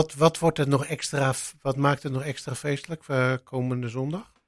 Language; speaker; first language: Dutch; native; Dutch